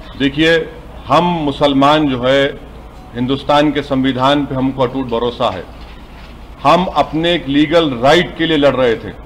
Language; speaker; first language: Urdu; native; Urdu